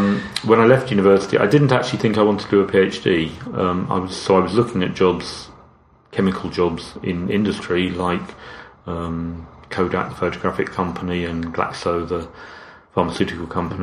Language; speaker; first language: English; native; English